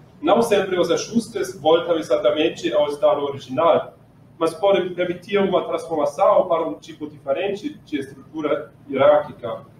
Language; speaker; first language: Portuguese; non-native, learner; German